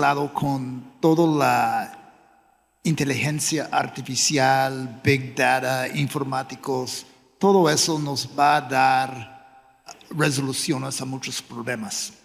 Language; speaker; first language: Spanish; non-native, fluent; English